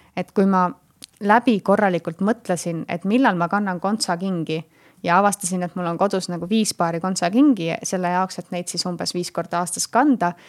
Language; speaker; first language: Estonian; native; Estonian